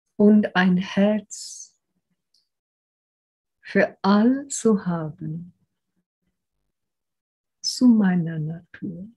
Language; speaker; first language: German; non-native, fluent; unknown